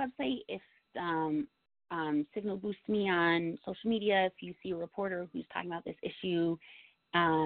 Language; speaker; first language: English; native; English